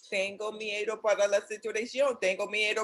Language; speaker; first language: Spanish; non-native, learner; English